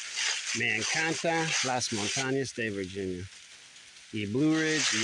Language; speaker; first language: Spanish; non-native, learner; English